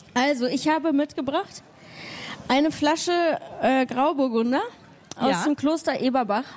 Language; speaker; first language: German; native; German